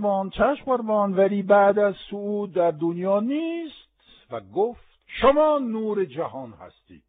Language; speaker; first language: Persian; non-native, fluent; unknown